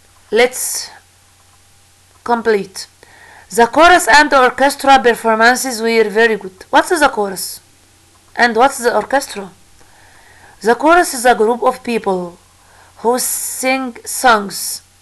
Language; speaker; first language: English; non-native, fluent; Arabic